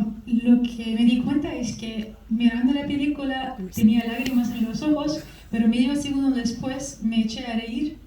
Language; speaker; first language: Spanish; non-native, fluent; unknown